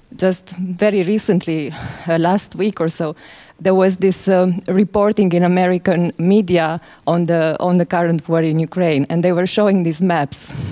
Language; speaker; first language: English; non-native, fluent; Romanian